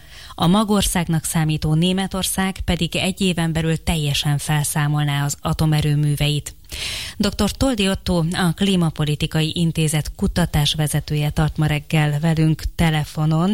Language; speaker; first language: Hungarian; native; Hungarian